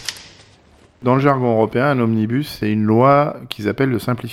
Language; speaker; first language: French; native; French